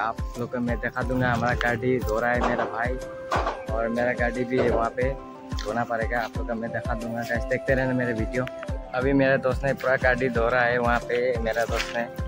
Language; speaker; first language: Hindi; non-native, local second language; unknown